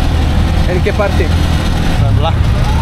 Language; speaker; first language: Spanish; non-native, learner; French